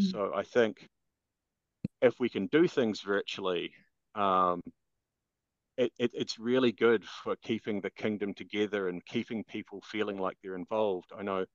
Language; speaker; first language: English; native; English